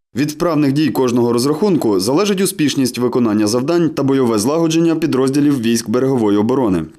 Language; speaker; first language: Ukrainian; native; Ukrainian